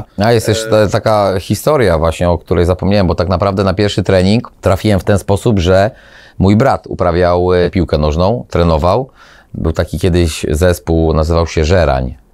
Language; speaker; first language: Polish; native; Polish